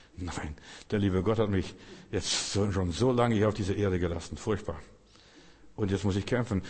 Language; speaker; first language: German; early bilingual, other home language; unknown